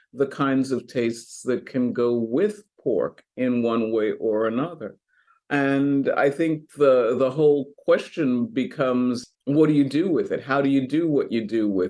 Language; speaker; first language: English; native; English